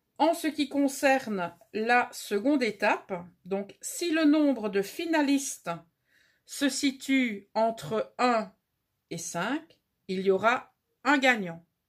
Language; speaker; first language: French; native; French